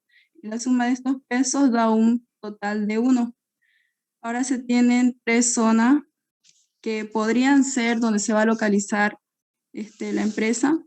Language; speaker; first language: Spanish; native; Spanish